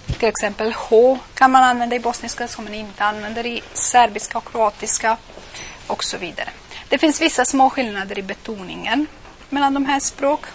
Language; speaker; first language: Swedish; non-native, fluent; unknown